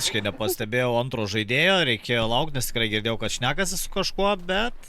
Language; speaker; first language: Lithuanian; native; Lithuanian